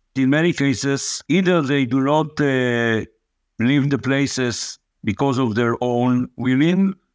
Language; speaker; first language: English; non-native, fluent; Hebrew